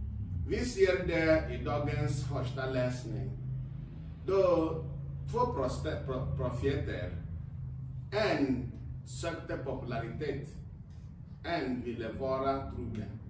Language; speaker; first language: Swedish; non-native, fluent; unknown